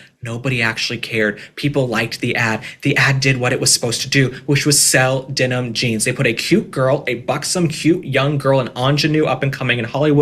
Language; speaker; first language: English; native; English